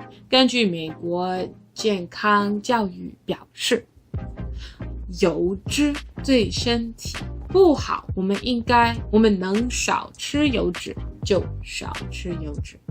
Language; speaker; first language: Chinese; non-native, learner; English